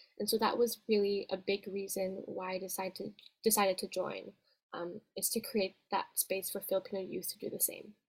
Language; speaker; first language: English; native; English